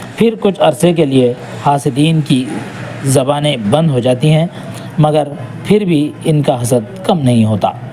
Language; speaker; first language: Urdu; native; Urdu